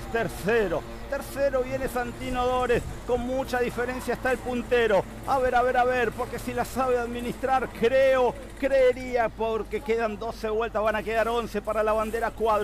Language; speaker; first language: Spanish; native; Spanish